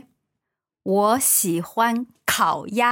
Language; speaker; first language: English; non-native, fluent; Chinese